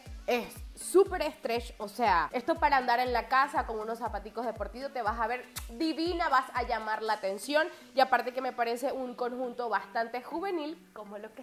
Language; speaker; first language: Spanish; native; Spanish